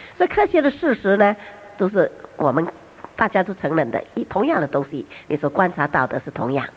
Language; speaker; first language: Chinese; native; Chinese